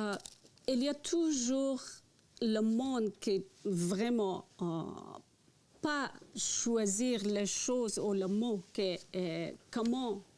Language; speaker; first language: French; non-native, learner; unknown